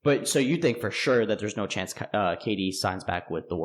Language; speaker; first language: English; native; English